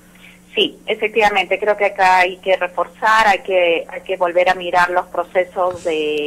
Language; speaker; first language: Spanish; native; Spanish